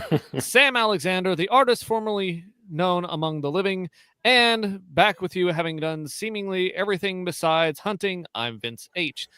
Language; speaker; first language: English; native; English